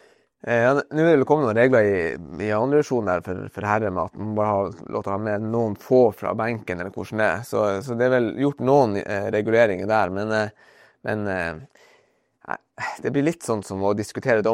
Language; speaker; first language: Norwegian; native; Norwegian